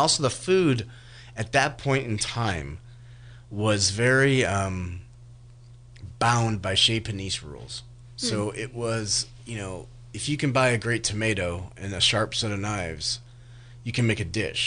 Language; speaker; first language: English; native; English